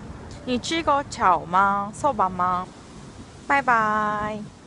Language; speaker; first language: Chinese; non-native, learner; Japanese